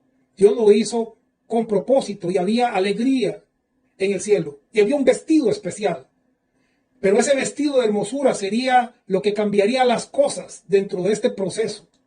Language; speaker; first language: Spanish; native; Spanish